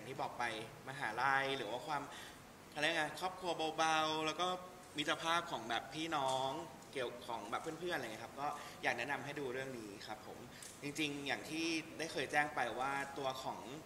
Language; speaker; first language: Thai; native; Thai